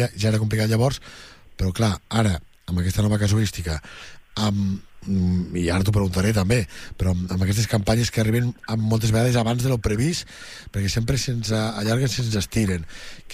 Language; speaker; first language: Catalan; native; Catalan